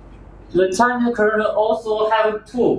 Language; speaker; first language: English; non-native, learner; Chinese